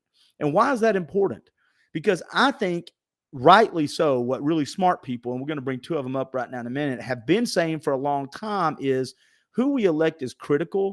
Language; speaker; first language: English; native; English